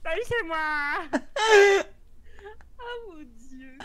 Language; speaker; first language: French; native; French